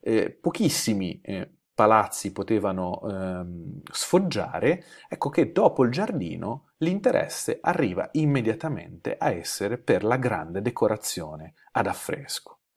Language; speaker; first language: Italian; native; Italian